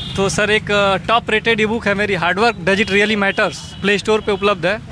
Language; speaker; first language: Hindi; native; Hindi